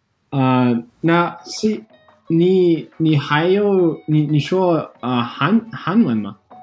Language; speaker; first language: Chinese; non-native, learner; English